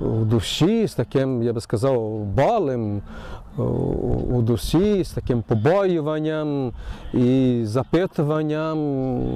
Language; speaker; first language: Ukrainian; early bilingual, heritage; Ukrainian